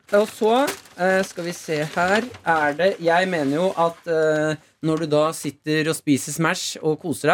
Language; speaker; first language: Norwegian; native; Norwegian